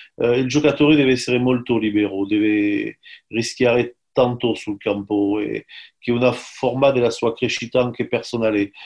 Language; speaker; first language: Italian; non-native, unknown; French